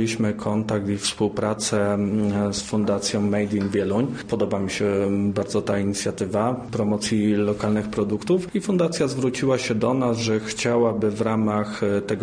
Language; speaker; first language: Polish; native; Polish